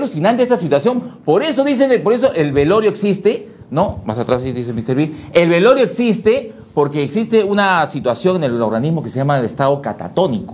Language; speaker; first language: Spanish; native; Spanish